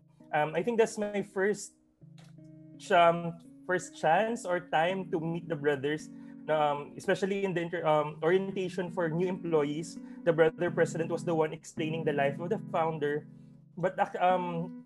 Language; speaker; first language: English; non-native, local second language; Hiligaynon